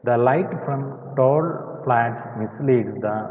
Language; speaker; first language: English; non-native, local second language; Malayalam